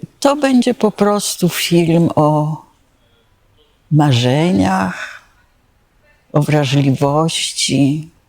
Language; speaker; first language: Polish; native; Polish